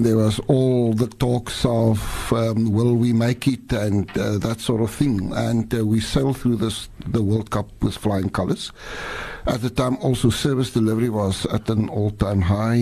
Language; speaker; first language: English; non-native, local second language; Afrikaans